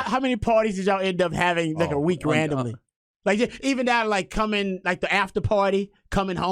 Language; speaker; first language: English; native; English